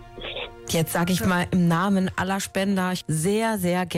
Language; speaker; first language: German; native; German